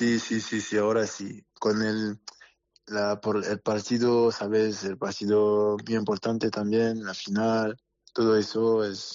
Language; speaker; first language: Spanish; non-native, learner; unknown